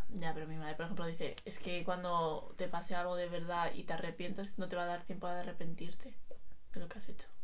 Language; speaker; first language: Spanish; early bilingual, other home language; Chinese